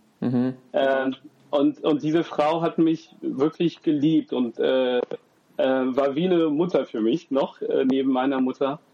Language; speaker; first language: German; early bilingual, other home language; French